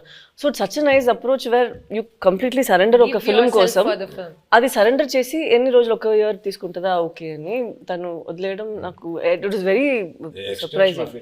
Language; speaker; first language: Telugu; non-native, fluent; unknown